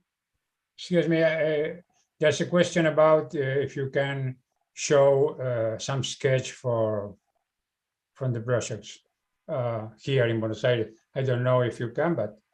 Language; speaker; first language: English; non-native, learner; Spanish